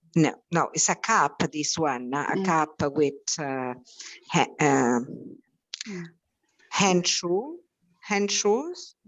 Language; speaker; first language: English; non-native, learner; Italian